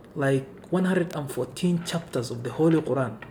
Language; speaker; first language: English; non-native, local second language; Somali